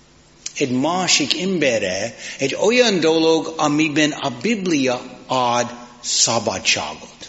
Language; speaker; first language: Hungarian; non-native, fluent; English